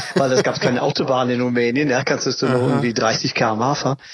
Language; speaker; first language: German; non-native, fluent; English